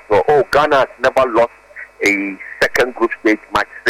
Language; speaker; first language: English; non-native, local second language; Akan